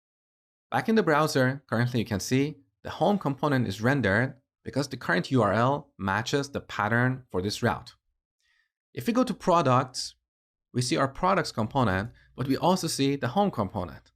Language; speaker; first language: English; native; English